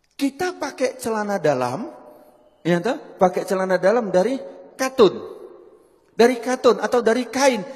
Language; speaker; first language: Indonesian; native; Indonesian